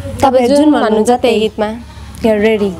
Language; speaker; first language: Nepali; native; Nepali